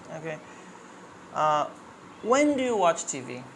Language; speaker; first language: English; non-native, fluent; Bangla